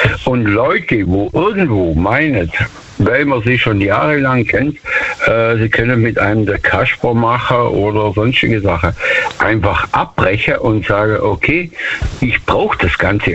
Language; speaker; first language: German; native; German